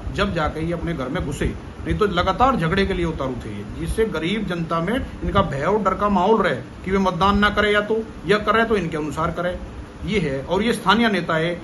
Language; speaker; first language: Hindi; native; Hindi